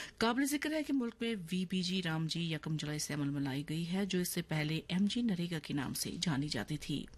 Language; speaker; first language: Urdu; non-native, local second language; Kashmiri